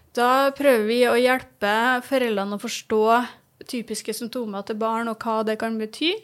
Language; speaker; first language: Norwegian; native; Norwegian